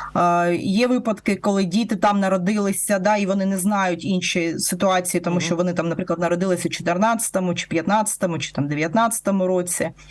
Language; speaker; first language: Ukrainian; non-native, local second language; Russian